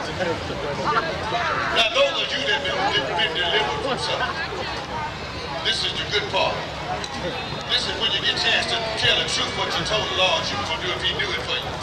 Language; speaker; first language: English; native; English